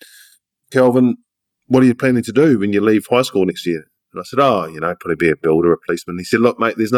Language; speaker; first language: English; native; English